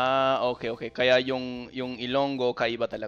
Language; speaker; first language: Filipino; non-native, fluent; English